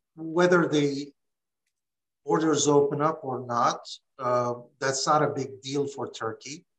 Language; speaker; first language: English; early bilingual, other home language; Armenian